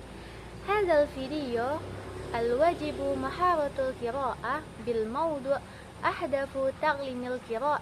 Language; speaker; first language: Arabic; non-native, learner; Indonesian